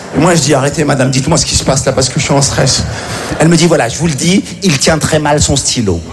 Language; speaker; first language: French; native; French